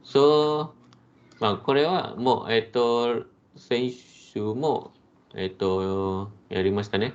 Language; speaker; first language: Japanese; non-native, fluent; Malay